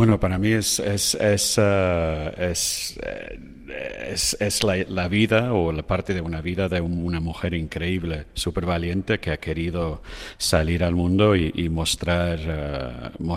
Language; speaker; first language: Spanish; non-native, fluent; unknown